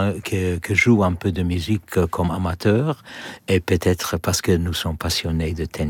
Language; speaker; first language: French; non-native, learner; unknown